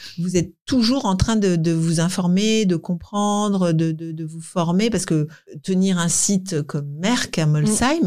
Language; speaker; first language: French; native; French